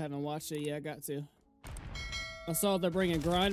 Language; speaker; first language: English; native; English